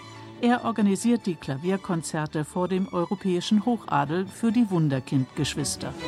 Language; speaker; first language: German; native; German